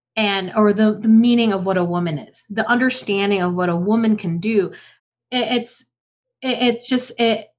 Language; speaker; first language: English; native; English